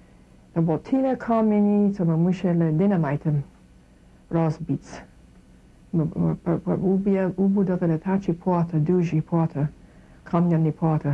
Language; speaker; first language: Polish; early bilingual, heritage; Kashubian